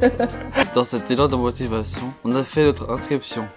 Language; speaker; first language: French; native; French